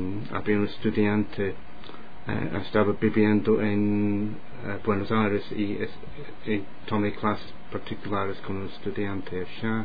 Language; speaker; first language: Spanish; non-native, fluent; English